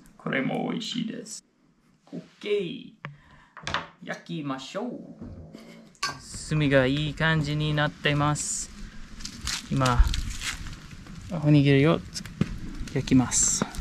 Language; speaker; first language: Japanese; non-native, fluent; English